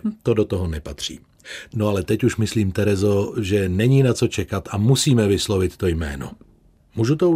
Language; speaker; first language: Czech; native; Czech